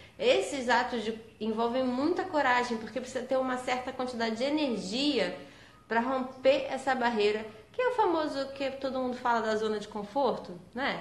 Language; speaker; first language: Portuguese; native; Portuguese